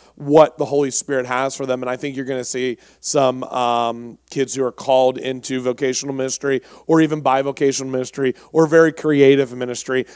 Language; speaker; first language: English; native; English